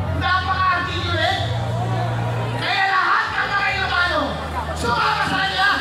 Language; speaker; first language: Filipino; non-native, local second language; Iloko